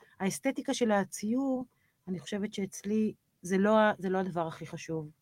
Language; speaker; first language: Hebrew; native; Hebrew